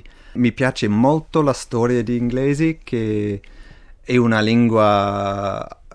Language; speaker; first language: Italian; non-native, fluent; English